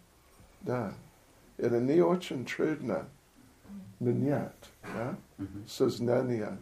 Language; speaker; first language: Russian; non-native, fluent; English